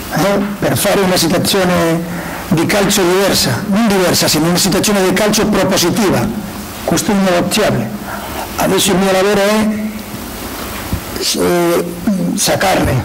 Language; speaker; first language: Italian; non-native, learner; Spanish